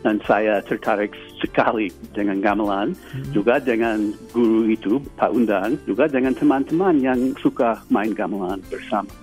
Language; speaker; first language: Indonesian; non-native, fluent; English